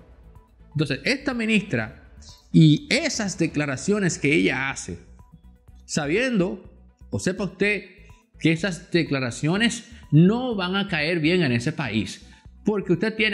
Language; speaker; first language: Spanish; native; Spanish